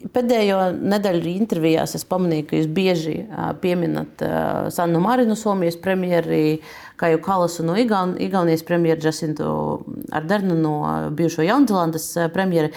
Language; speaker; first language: Latvian; non-native, local second language; Russian